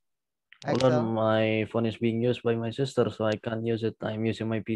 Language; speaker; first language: English; non-native, learner; Indonesian